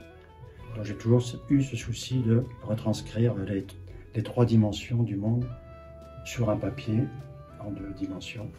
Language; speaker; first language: French; native; French